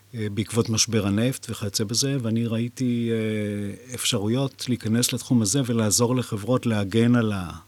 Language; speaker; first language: Hebrew; native; Hebrew